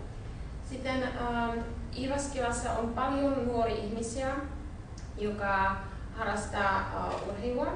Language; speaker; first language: Finnish; non-native, learner; Czech